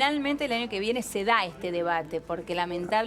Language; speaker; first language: Spanish; native; Spanish